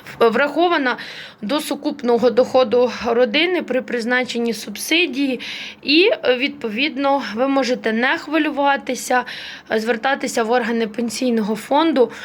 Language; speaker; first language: Ukrainian; native; Ukrainian